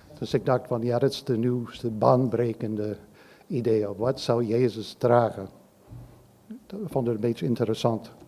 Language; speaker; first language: Dutch; non-native, fluent; English